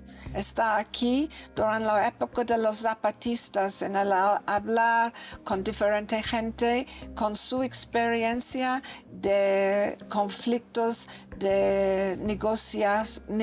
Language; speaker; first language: Spanish; non-native, learner; English